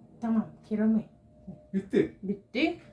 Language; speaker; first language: Turkish; non-native, learner; Spanish